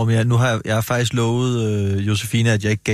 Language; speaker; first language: Danish; native; Danish